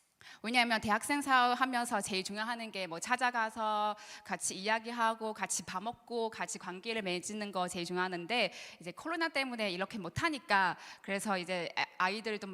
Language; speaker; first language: Korean; non-native, learner; Chinese